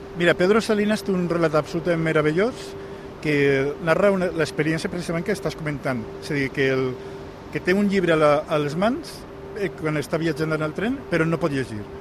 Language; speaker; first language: Catalan; non-native, local second language; Spanish